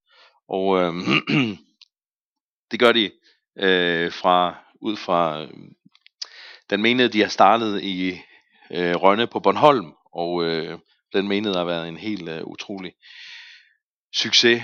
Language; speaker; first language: Danish; native; Danish